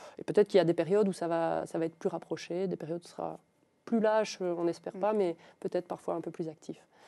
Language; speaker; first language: French; native; French